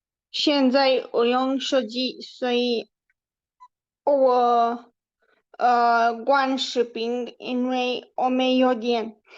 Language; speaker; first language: Chinese; non-native, learner; Romanian